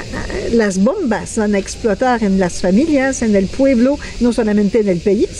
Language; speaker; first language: Spanish; non-native, fluent; French